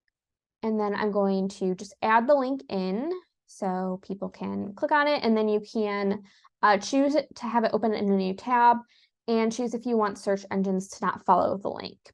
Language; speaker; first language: English; native; English